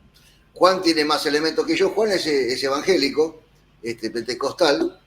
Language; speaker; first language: Spanish; native; Spanish